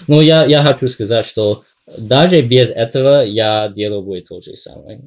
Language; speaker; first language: Russian; non-native, fluent; English